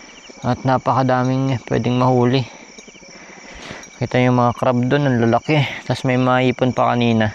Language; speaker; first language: Filipino; native; Filipino